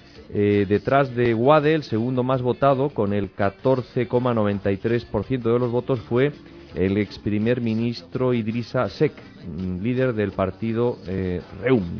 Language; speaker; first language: Spanish; native; Spanish